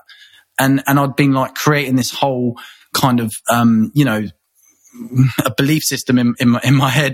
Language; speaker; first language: English; native; English